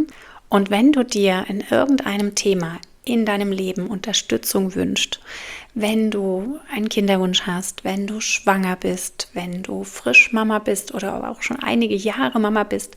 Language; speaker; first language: German; native; German